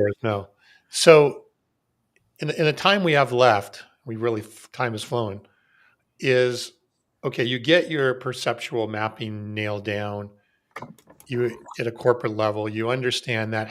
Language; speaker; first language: English; native; English